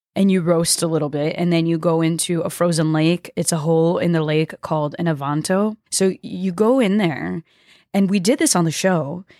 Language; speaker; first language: English; early bilingual, other home language; Portuguese